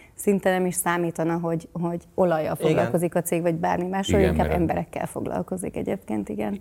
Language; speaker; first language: Hungarian; native; Hungarian